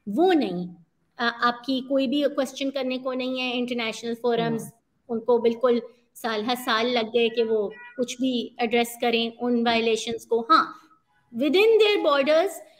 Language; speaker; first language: Urdu; native; Urdu